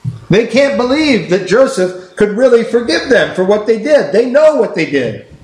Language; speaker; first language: English; native; English